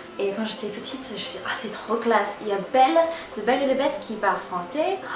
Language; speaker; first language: French; non-native, fluent; English